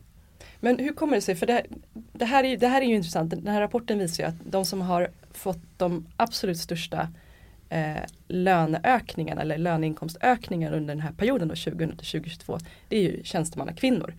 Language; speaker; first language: Swedish; native; Swedish